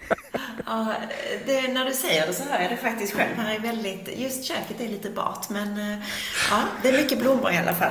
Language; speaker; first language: Swedish; native; Swedish